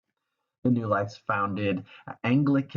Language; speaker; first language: English; native; English